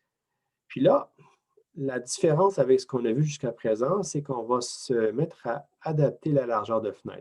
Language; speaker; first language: French; native; French